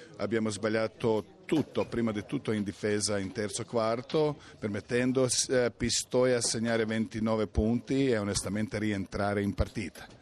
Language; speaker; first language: Italian; non-native, fluent; Croatian